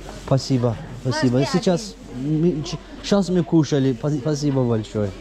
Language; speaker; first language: Russian; non-native, learner; Turkish